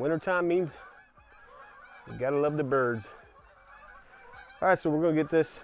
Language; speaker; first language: English; native; English